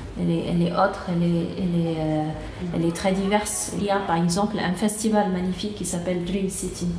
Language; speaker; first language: French; non-native, local second language; Arabic